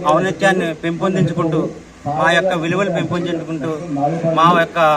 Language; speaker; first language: Telugu; native; Telugu